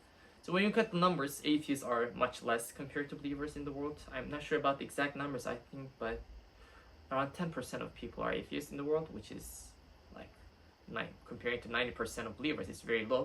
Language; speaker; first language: English; non-native, fluent; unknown